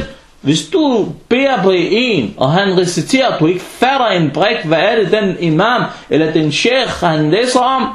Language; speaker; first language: Danish; early bilingual, other home language; Arabic